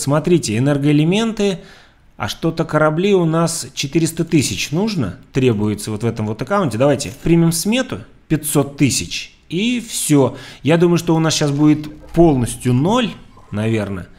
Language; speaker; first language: Russian; native; Russian